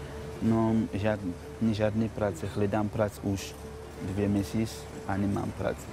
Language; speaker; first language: Czech; non-native, learner; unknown